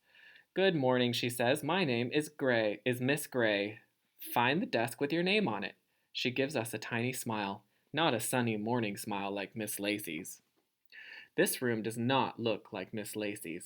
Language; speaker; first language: English; native; English